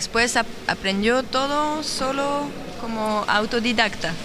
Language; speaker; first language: Spanish; non-native, learner; French